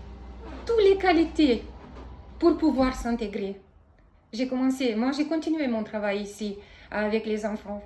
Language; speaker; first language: French; non-native, fluent; Romanian